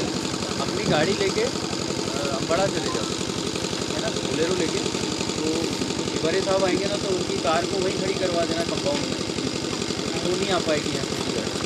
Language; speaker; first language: Hindi; native; Hindi